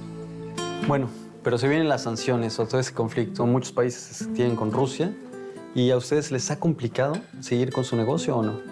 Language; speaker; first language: Spanish; native; Spanish